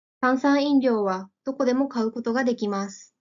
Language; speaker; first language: Japanese; native; Japanese